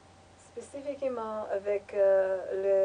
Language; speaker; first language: French; non-native, learner; English